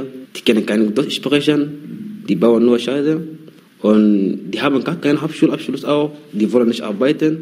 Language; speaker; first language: German; non-native, learner; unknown